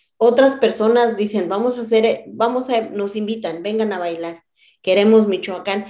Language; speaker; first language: Spanish; non-native, local second language; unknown